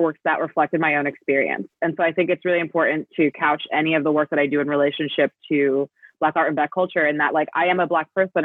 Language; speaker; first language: English; native; English